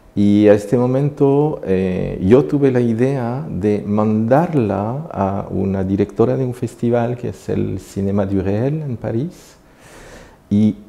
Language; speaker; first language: Spanish; non-native, fluent; French